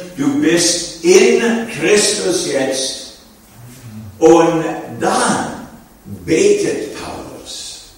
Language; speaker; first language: German; non-native, fluent; English